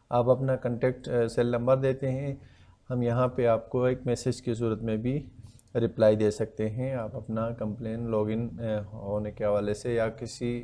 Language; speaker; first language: Urdu; non-native, local second language; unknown